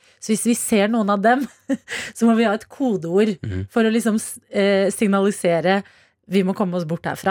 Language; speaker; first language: Norwegian; native; Norwegian